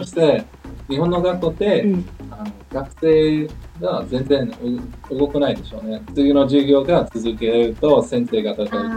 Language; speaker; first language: Japanese; non-native, learner; English